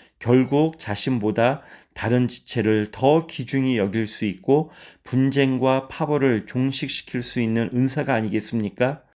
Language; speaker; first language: Korean; native; Korean